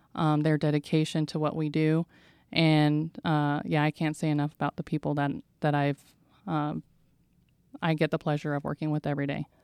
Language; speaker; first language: English; native; English